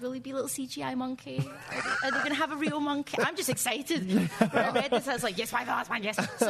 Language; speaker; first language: English; native; English